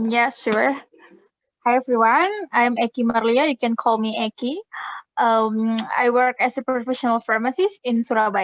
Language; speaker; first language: English; non-native, learner; Indonesian